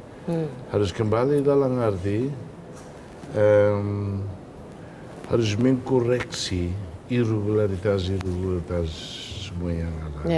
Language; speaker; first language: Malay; non-native, fluent; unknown